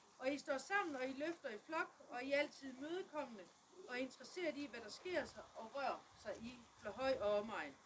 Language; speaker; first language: Danish; native; Danish